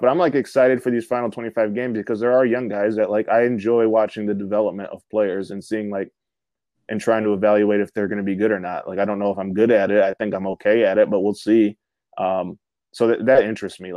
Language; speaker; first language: English; native; English